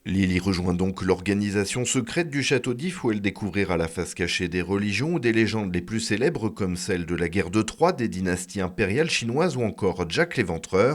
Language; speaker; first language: French; native; French